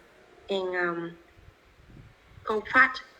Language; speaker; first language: English; non-native, learner; Vietnamese